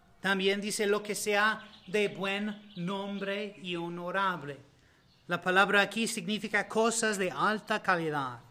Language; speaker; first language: Spanish; non-native, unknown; English